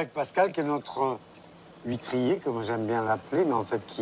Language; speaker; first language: French; native; French